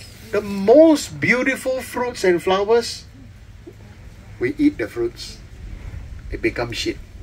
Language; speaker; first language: English; non-native, local second language; Chinese